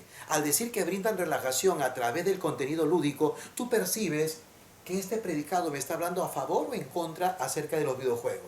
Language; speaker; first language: Spanish; native; Spanish